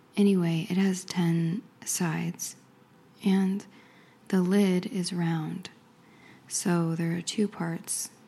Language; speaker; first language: English; native; English